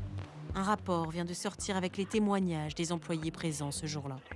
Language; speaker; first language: French; native; French